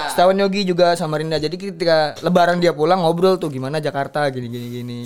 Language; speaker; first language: Indonesian; non-native, local second language; Javanese